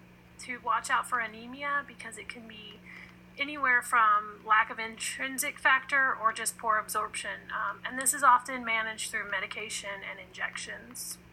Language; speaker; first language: English; native; English